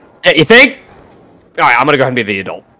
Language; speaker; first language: English; native; English